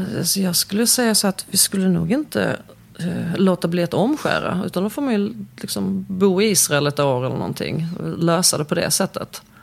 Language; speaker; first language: Swedish; early bilingual, other home language; Polish